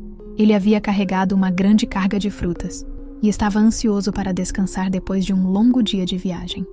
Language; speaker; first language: Portuguese; native; Portuguese